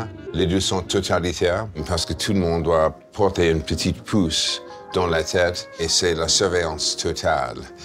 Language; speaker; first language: French; non-native, fluent; English